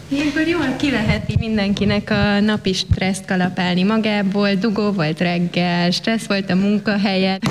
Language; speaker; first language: Hungarian; native; Hungarian